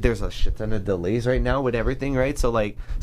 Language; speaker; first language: English; non-native, fluent; French